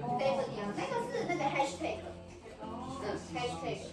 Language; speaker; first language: Chinese; native; Chinese